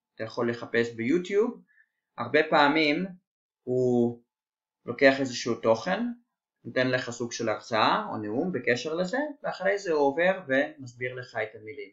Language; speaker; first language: Hebrew; native; Hebrew